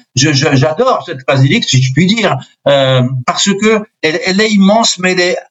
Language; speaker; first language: French; non-native, local second language; Swiss German